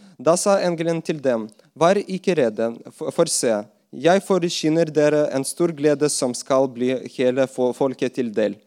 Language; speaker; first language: Norwegian; non-native, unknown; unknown